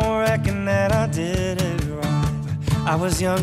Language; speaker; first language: Spanish; non-native, fluent; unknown